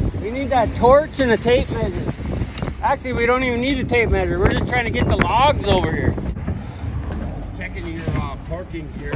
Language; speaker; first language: English; native; English